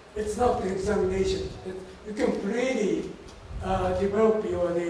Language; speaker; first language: English; non-native, fluent; Japanese